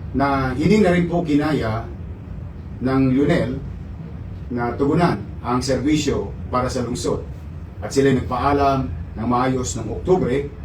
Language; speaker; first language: Filipino; native; Filipino